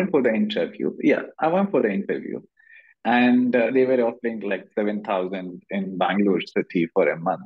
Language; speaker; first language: English; non-native, local second language; Malayalam